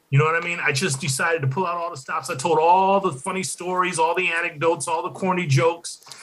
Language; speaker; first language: English; native; English